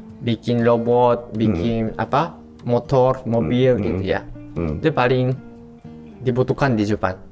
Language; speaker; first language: Indonesian; non-native, fluent; Japanese